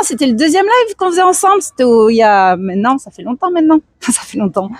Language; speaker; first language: French; native; French